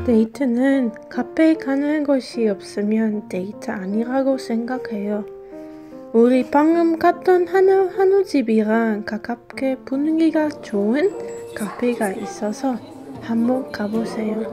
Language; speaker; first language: Korean; non-native, fluent; Dutch